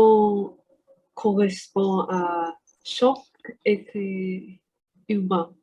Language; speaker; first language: French; non-native, learner; Vietnamese